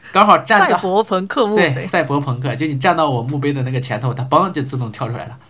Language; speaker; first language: Chinese; native; Chinese